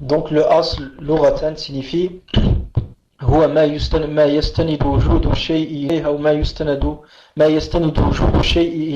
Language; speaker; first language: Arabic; non-native, fluent; French